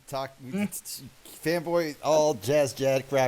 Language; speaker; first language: English; native; English